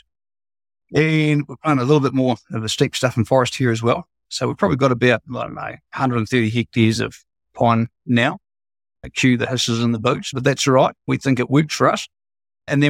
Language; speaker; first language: English; native; English